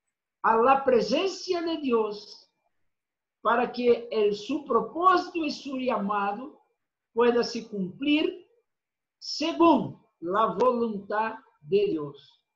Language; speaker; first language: Spanish; non-native, fluent; Portuguese